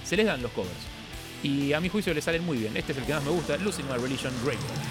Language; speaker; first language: Spanish; native; Spanish